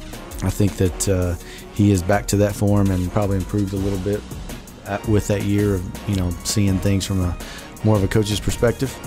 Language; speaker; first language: English; native; English